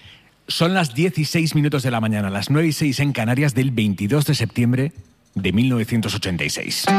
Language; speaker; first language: Spanish; native; Spanish